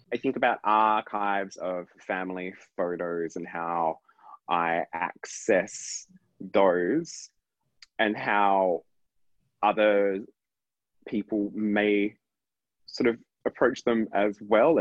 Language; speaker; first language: English; native; English